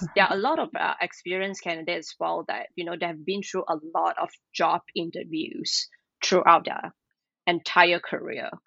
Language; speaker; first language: English; non-native, local second language; Chinese